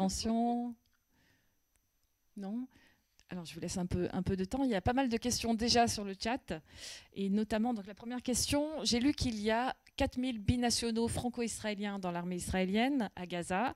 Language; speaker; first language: French; native; French